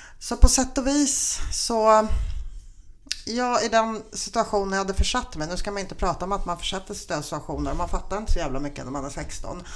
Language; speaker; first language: Swedish; early bilingual, other home language; Polish